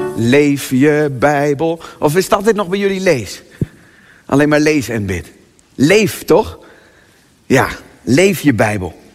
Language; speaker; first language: Dutch; native; Dutch